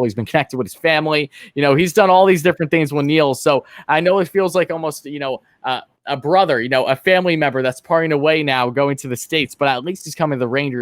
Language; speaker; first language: English; native; English